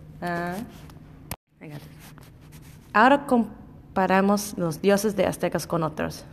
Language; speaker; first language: Spanish; non-native, learner; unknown